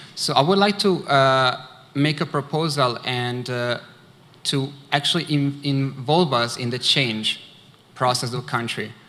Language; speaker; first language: English; early bilingual, other home language; Italian